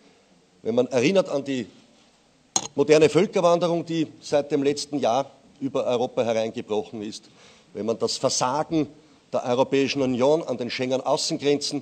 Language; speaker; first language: German; native; German